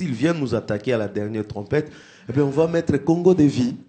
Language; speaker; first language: French; non-native, local second language; Lingala